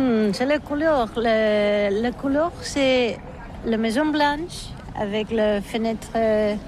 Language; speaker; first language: French; non-native, learner; Catalan